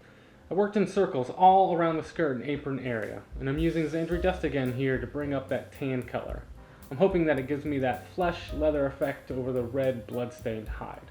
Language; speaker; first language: English; native; English